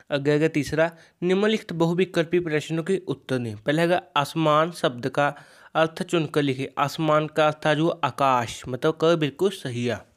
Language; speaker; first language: Hindi; non-native, local second language; Punjabi